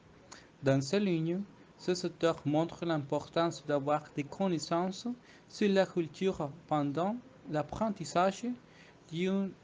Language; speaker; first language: French; non-native, fluent; Spanish